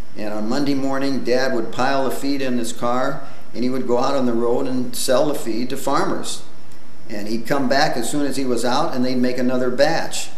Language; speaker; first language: English; native; English